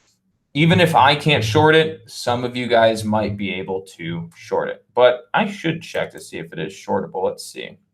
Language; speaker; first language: English; native; English